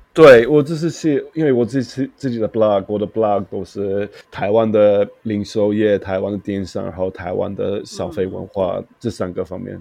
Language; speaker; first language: Chinese; non-native, fluent; English